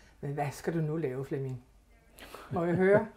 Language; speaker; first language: Danish; native; Danish